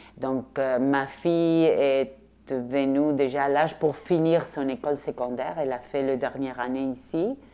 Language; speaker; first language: French; non-native, fluent; Spanish